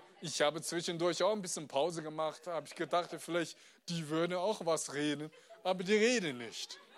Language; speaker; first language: German; non-native, fluent; Chinese